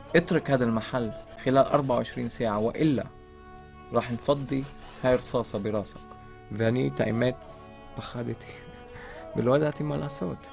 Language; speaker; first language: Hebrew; non-native, local second language; Arabic